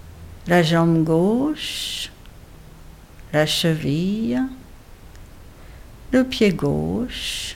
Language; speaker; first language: French; native; French